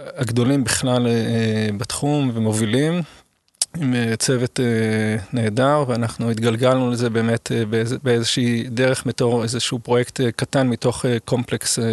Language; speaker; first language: Hebrew; early bilingual, other home language; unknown